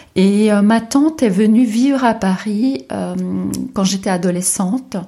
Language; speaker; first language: French; native; French